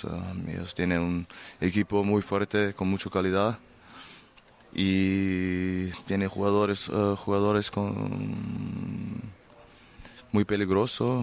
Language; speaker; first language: Spanish; non-native, learner; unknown